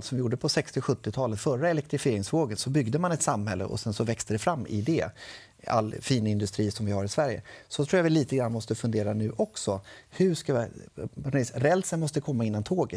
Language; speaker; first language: Swedish; native; Swedish